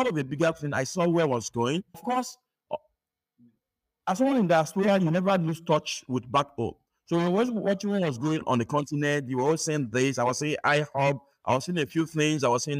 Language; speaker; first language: English; non-native, local second language; Yoruba